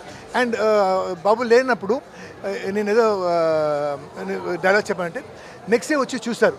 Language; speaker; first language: Telugu; non-native, fluent; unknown